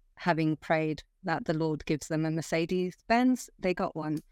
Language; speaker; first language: English; non-native, fluent; Italian